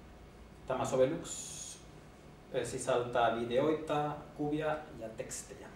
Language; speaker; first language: Finnish; non-native, learner; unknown